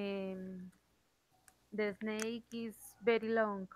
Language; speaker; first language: English; non-native, learner; Spanish